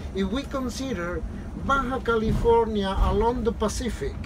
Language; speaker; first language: English; non-native, fluent; Spanish